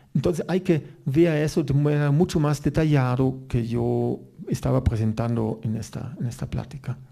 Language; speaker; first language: Spanish; non-native, fluent; German